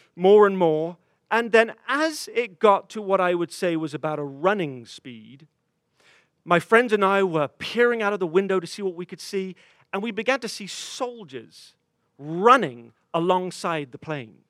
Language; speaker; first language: English; native; English